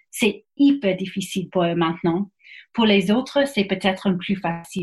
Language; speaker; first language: French; non-native, fluent; English